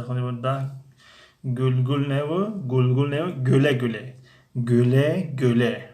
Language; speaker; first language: Turkish; non-native, fluent; Tajik